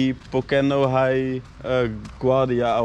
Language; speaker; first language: Spanish; non-native, learner; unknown